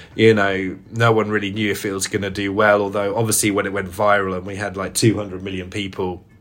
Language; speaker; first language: English; native; English